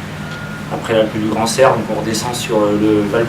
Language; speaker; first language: French; native; French